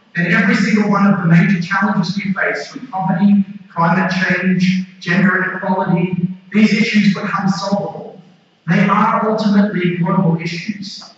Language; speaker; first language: English; native; English